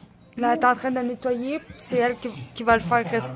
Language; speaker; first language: French; native; French